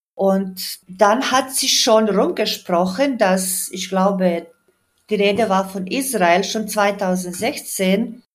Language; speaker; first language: German; non-native, fluent; Croatian